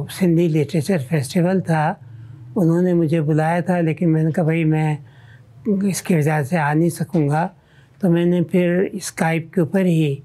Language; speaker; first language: Urdu; native; Urdu